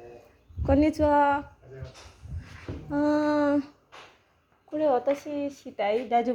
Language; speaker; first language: Japanese; non-native, learner; Bangla